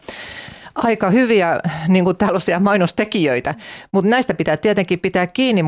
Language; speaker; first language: Finnish; native; Finnish